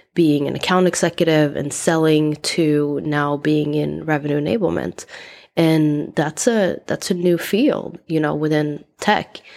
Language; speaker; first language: English; non-native, fluent; Swedish